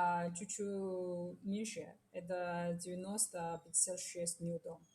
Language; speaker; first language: Russian; non-native, learner; Chinese